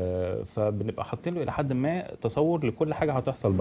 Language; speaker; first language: Arabic; native; Arabic